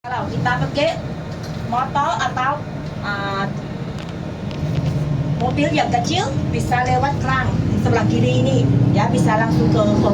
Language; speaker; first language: Indonesian; non-native, learner; Thai